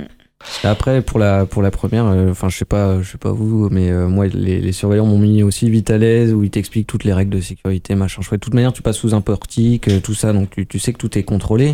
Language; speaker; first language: French; native; French